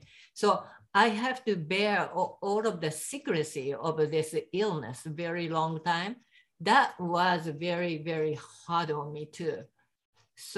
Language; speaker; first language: English; non-native, fluent; Japanese